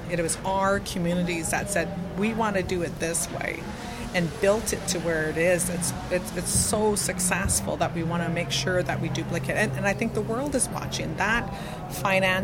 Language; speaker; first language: English; native; English